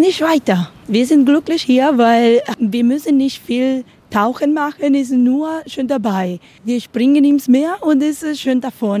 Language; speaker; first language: German; non-native, learner; Spanish